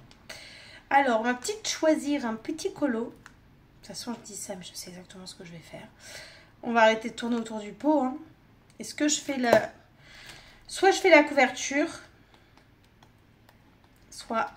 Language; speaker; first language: French; native; French